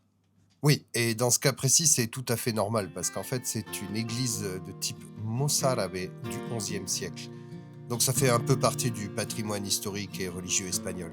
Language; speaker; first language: French; native; French